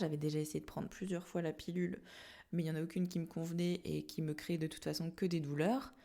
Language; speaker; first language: French; native; French